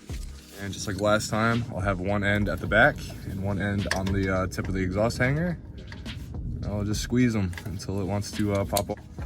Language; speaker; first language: English; native; English